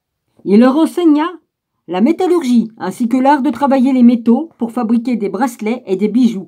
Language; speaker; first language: French; native; French